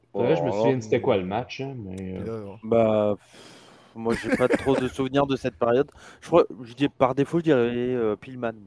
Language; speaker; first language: French; native; French